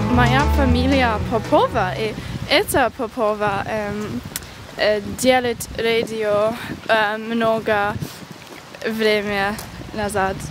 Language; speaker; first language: Russian; non-native, learner; English